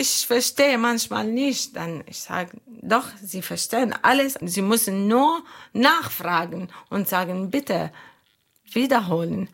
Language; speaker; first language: German; non-native, learner; Arabic